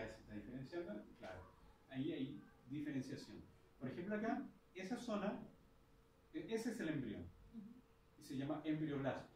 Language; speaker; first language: Spanish; native; Spanish